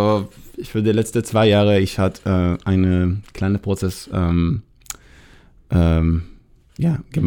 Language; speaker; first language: German; non-native, learner; Hebrew